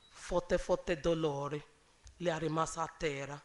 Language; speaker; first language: Italian; non-native, learner; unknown